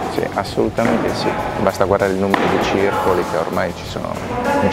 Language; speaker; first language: Italian; native; Italian